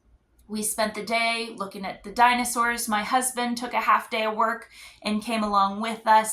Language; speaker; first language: English; native; English